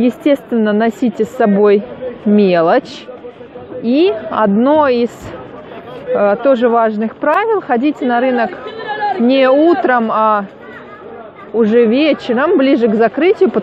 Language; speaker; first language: Russian; native; Russian